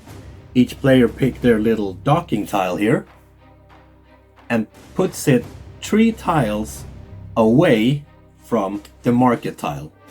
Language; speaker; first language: English; non-native, fluent; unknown